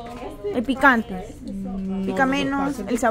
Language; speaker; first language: Spanish; native; Spanish